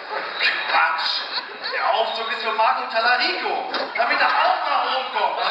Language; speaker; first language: German; native; German